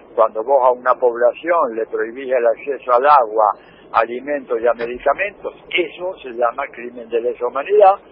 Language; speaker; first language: Spanish; native; Spanish